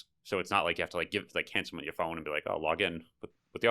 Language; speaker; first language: English; native; English